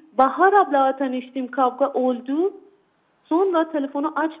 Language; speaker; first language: Turkish; non-native, learner; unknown